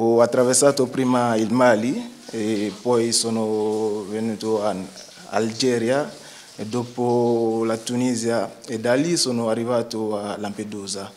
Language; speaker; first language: Italian; non-native, learner; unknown